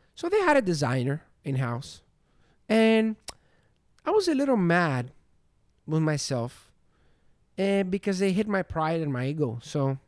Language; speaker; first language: English; non-native, fluent; Greek